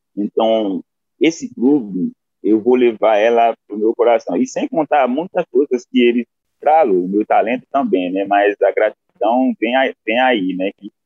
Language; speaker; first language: Portuguese; non-native, fluent; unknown